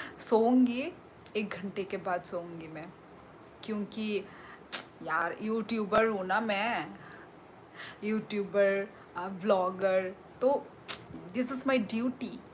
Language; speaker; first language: Hindi; non-native, local second language; Kok Borok